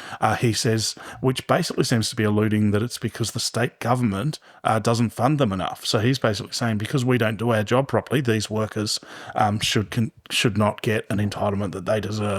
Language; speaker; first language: English; native; English